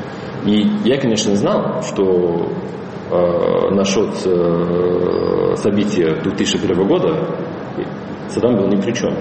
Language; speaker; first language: Russian; non-native, fluent; English